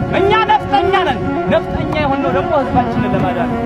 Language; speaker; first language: Amharic; native; Amharic